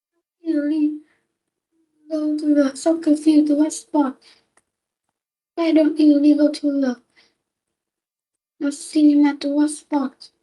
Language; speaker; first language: English; non-native, learner; Vietnamese